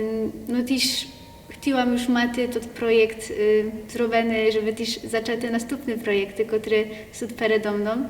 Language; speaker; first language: Polish; non-native, local second language; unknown